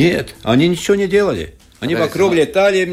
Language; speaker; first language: Russian; non-native, local second language; Latvian